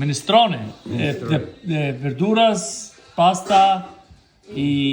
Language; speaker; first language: Spanish; non-native, learner; Albanian